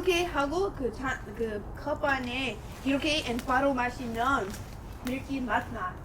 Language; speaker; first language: Korean; non-native, learner; English